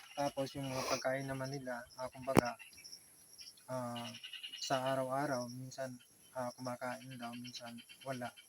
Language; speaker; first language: Filipino; native; Filipino